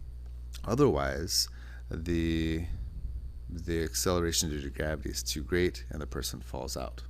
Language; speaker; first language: English; native; English